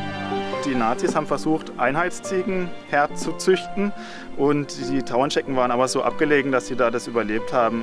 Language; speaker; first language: German; native; German